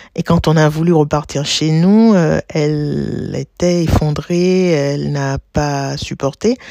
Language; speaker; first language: French; native; French